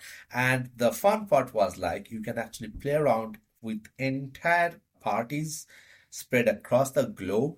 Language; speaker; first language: English; non-native, local second language; Bangla